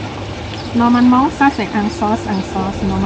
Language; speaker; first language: French; non-native, learner; Thai